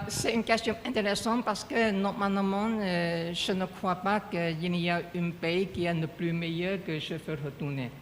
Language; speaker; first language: French; non-native, learner; Chinese